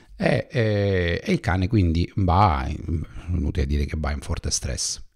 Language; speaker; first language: Italian; native; Italian